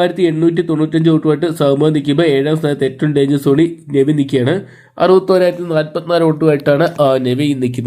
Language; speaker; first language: Malayalam; native; Malayalam